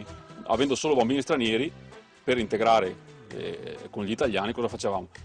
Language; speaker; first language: Italian; native; Italian